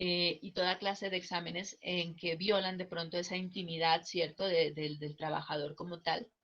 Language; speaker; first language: Spanish; native; Spanish